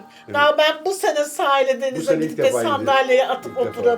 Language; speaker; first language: Turkish; native; Turkish